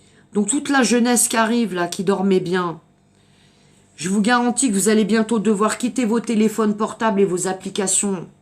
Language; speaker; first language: French; native; French